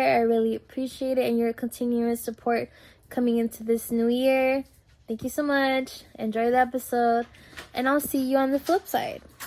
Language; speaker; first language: English; early bilingual, other home language; Spanish